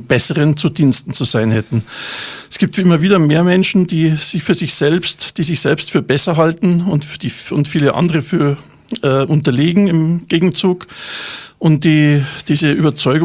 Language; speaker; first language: German; native; German